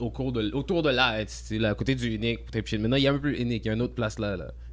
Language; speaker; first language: French; native; French